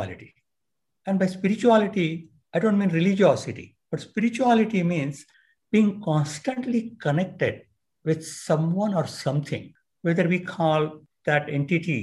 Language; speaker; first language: English; non-native, local second language; Marathi